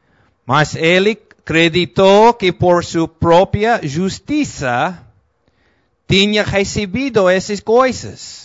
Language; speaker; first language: Portuguese; non-native, fluent; Spanish